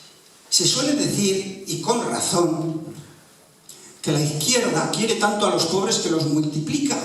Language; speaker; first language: Spanish; native; Spanish